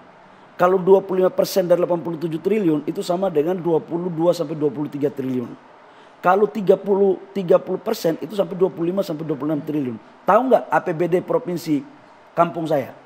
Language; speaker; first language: Indonesian; native; Indonesian